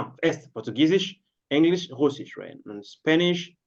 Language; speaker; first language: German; non-native, learner; Portuguese